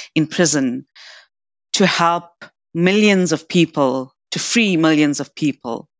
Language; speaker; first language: English; native; English